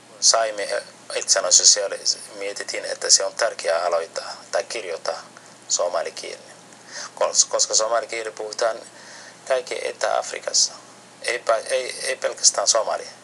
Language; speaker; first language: Finnish; non-native, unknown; Somali